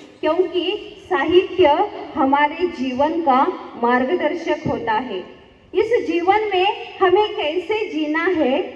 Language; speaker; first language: Hindi; non-native, local second language; Marathi